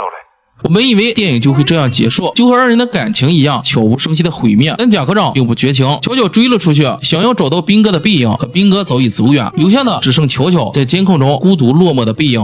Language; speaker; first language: Chinese; native; Chinese